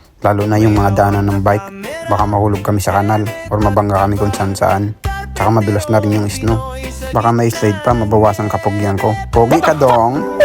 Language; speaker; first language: Filipino; non-native, local second language; Bikol